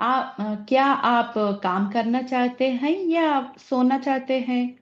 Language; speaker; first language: Hindi; non-native, learner; Telugu